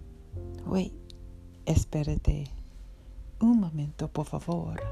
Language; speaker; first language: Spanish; non-native, learner; English